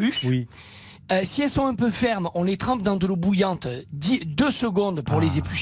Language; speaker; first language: French; native; French